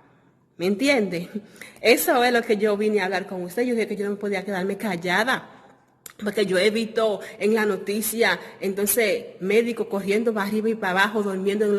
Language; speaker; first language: Spanish; non-native, fluent; Haitian Creole